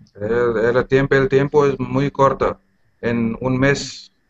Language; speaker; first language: Spanish; non-native, learner; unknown